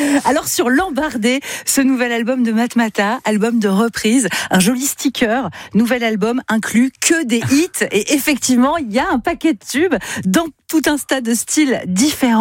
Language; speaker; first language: French; native; French